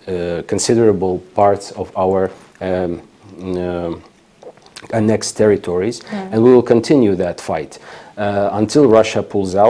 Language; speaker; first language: English; non-native, fluent; Ukrainian